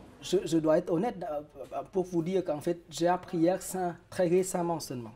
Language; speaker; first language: French; non-native, fluent; Vietnamese